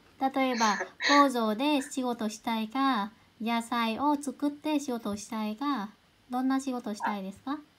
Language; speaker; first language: Japanese; non-native, fluent; Vietnamese